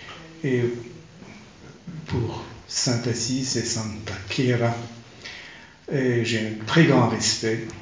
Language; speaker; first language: French; non-native, fluent; Turkish